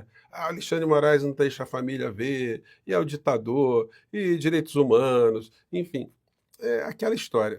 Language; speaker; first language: Portuguese; native; Portuguese